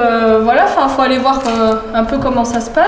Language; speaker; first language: French; native; French